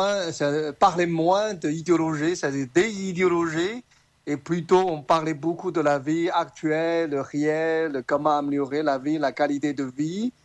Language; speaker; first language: French; non-native, learner; Chinese